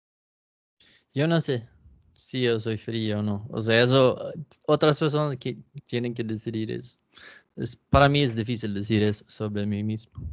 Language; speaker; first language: Spanish; non-native, fluent; Swedish